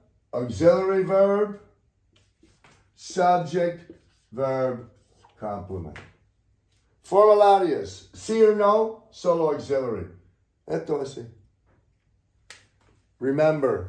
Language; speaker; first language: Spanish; non-native, learner; English